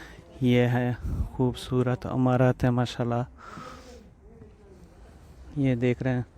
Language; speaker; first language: Hindi; non-native, local second language; Baluchi